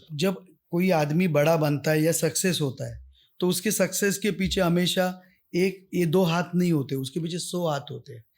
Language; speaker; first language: Hindi; non-native, local second language; Marathi